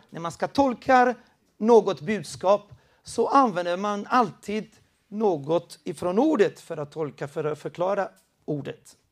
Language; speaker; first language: Swedish; non-native, fluent; Spanish